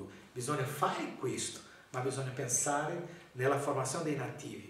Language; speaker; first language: Italian; non-native, learner; Portuguese